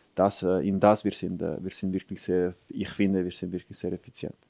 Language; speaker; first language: German; non-native, fluent; Italian